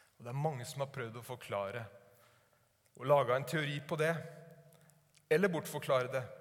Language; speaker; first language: Norwegian; native; Norwegian